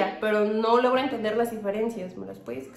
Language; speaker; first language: Spanish; native; Spanish